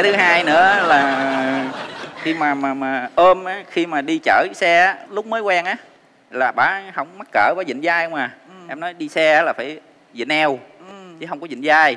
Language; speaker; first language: Vietnamese; native; Vietnamese